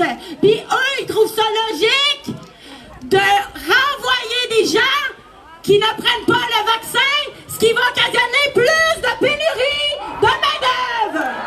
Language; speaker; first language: French; native; French